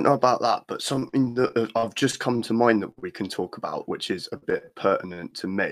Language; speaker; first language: English; native; English